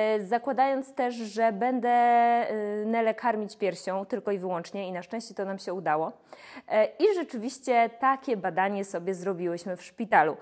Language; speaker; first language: Polish; native; Polish